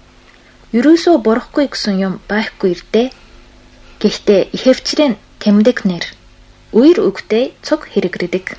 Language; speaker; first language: Mongolian; non-native, fluent; Japanese